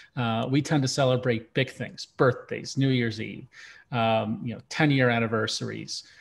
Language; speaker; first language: English; early bilingual, other home language; Russian